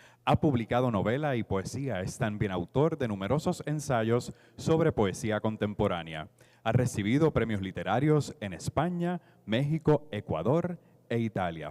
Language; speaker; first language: Spanish; native; Spanish